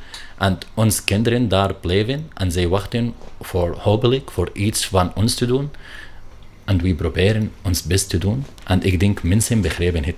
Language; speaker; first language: Dutch; non-native, learner; Arabic